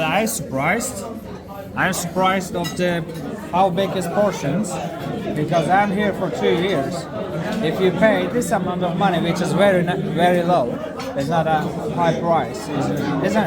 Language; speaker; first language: English; non-native, learner; Turkish